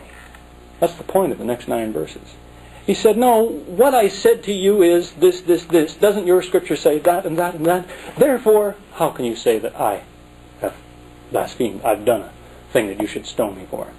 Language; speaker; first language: English; native; English